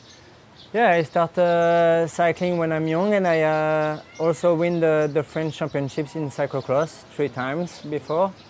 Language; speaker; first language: English; non-native, learner; French